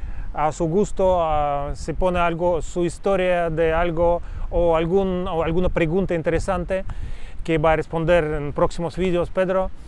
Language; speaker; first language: Spanish; non-native, fluent; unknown